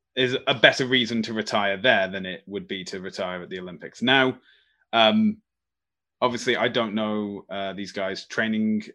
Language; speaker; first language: English; native; English